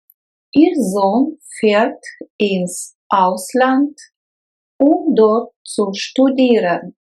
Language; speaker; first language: German; non-native, fluent; Russian